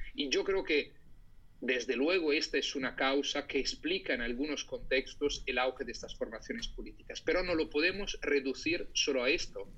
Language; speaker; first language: Spanish; non-native, fluent; Italian